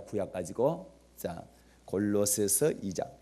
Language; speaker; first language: Korean; native; Korean